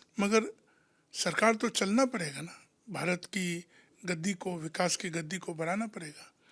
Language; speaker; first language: Hindi; non-native, local second language; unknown